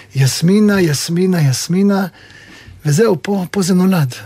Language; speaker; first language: Hebrew; early bilingual, other home language; Arabic